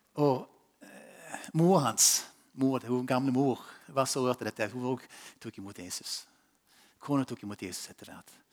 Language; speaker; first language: Norwegian; non-native, fluent; English